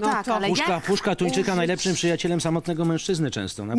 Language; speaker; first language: Polish; native; Polish